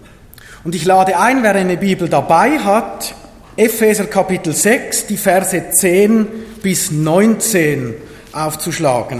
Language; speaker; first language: German; native; German